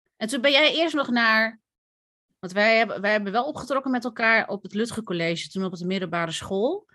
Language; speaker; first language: Dutch; native; Dutch